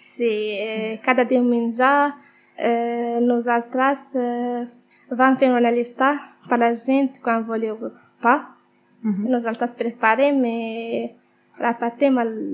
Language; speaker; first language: Catalan; non-native, learner; Arabic